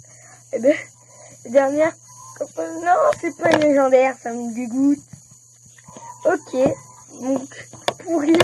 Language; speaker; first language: French; native; French